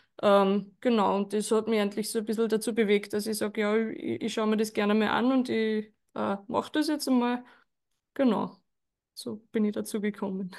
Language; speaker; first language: German; native; German